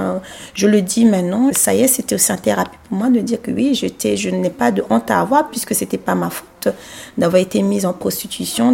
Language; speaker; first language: French; non-native, local second language; Sango